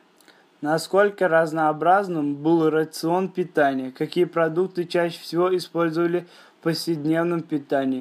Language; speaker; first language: Russian; native; Russian